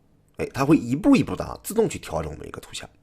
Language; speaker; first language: Chinese; native; Chinese